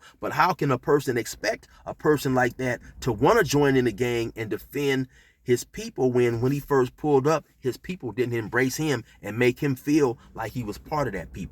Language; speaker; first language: English; native; English